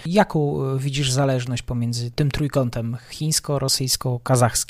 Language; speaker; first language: Polish; native; Polish